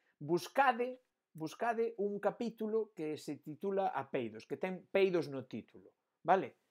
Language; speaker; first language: Galician; non-native, local second language; Spanish